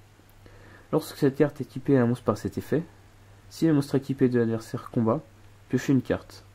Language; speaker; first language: French; native; French